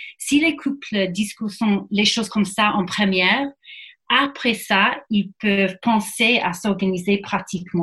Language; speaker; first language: French; non-native, fluent; English